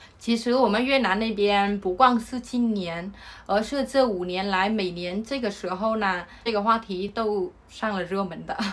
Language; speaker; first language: Chinese; non-native, fluent; Vietnamese